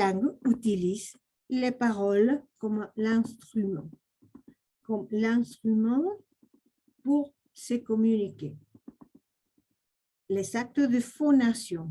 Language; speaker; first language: French; non-native, fluent; Spanish